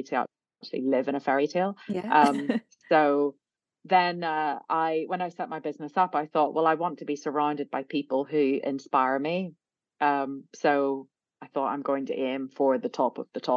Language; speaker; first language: English; native; English